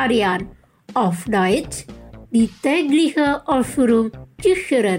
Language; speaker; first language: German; non-native, local second language; Indonesian